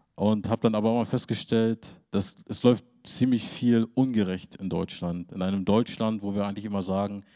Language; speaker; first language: German; native; German